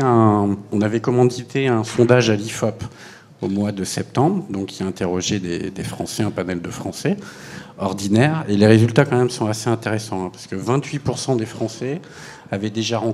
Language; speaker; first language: French; native; French